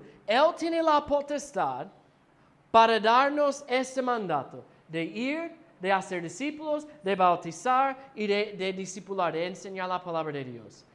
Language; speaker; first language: Spanish; non-native, fluent; English